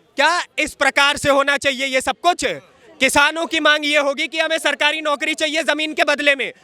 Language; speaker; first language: Hindi; native; Hindi